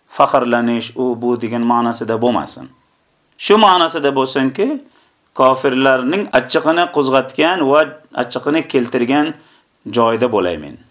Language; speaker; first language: Uzbek; native; Uzbek